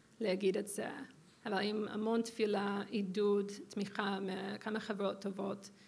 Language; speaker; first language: Hebrew; non-native, fluent; English